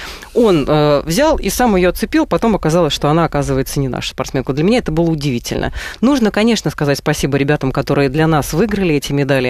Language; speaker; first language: Russian; native; Russian